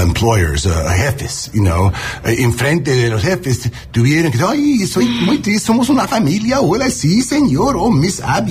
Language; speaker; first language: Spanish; early bilingual, heritage; English